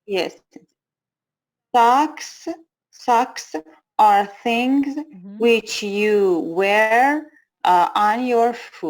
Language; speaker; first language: English; non-native, learner; Persian